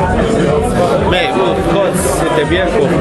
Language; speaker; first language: French; non-native, learner; Afrikaans